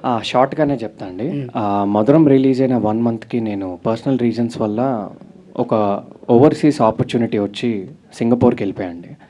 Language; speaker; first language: Telugu; native; Telugu